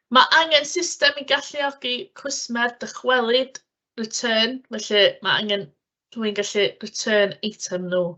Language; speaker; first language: Welsh; native; Welsh